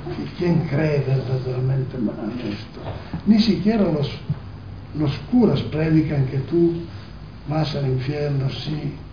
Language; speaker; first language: Spanish; non-native, fluent; Italian